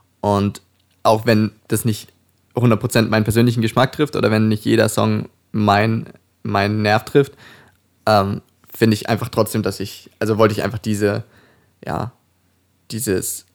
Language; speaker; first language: German; native; German